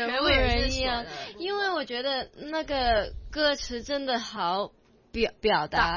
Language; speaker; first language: Chinese; non-native, local second language; Cantonese